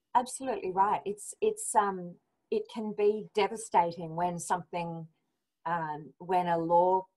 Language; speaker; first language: English; native; English